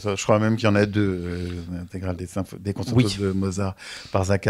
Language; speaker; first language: French; native; French